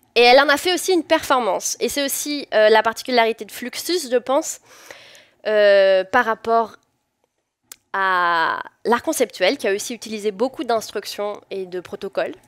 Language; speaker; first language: French; native; French